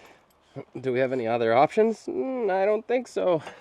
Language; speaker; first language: English; native; English